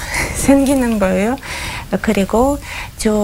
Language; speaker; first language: Korean; non-native, learner; Russian